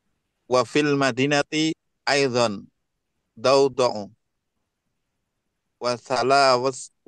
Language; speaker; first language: Arabic; non-native, learner; Indonesian